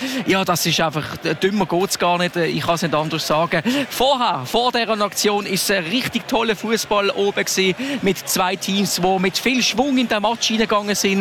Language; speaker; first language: German; native; German